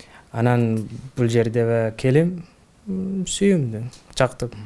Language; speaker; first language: Kyrgyz; non-native, learner; Somali